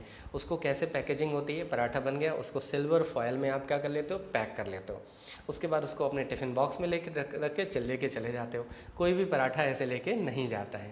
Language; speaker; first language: Hindi; native; Hindi